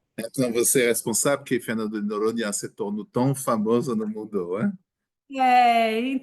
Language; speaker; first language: Portuguese; non-native, learner; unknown